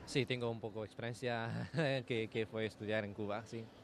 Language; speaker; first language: Spanish; non-native, learner; Chinese